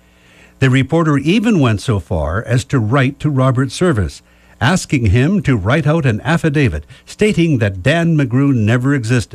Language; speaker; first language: English; native; English